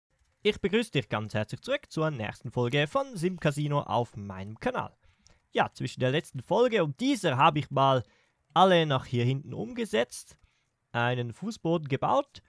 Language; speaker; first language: German; native; German